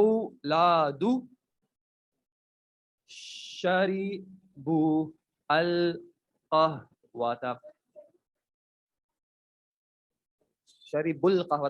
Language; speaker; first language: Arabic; non-native, fluent; Urdu